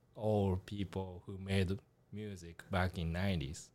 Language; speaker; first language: English; non-native, learner; Japanese